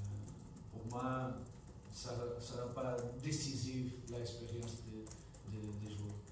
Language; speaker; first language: French; non-native, fluent; Portuguese